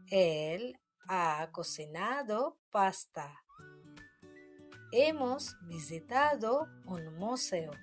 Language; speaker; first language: Spanish; non-native, fluent; Bangla